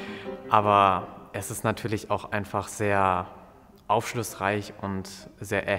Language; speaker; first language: German; native; German